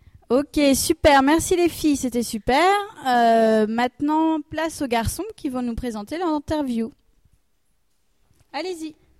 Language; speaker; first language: French; native; French